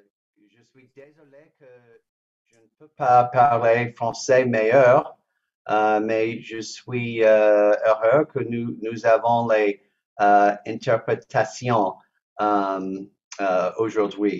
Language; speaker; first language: French; non-native, learner; English